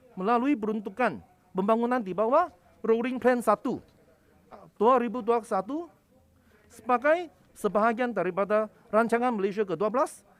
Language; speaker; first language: Malay; non-native, local second language; Cantonese